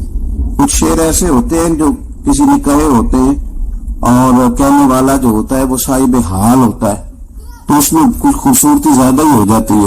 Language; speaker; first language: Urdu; non-native, local second language; Punjabi